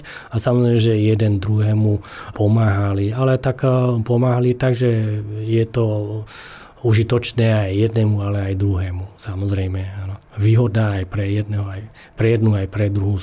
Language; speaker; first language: Slovak; non-native, fluent; Vietnamese